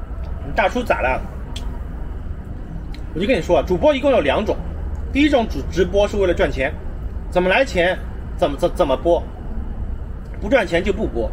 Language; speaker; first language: Chinese; native; Chinese